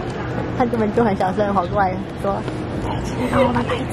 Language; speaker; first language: Chinese; native; Chinese